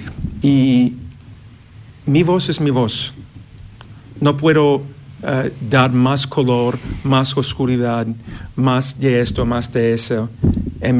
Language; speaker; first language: Spanish; non-native, fluent; English